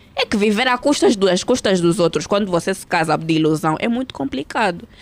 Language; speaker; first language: Portuguese; early bilingual, heritage; Portuguese